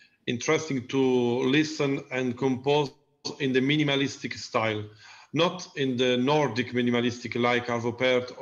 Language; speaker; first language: English; non-native, learner; Italian